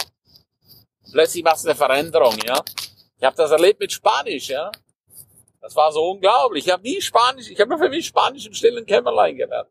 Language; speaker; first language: German; non-native, local second language; Romansh